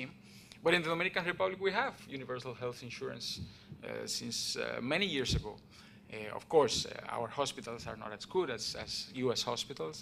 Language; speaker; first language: English; non-native, fluent; Spanish